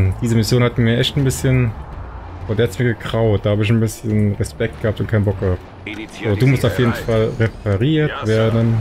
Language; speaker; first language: German; native; German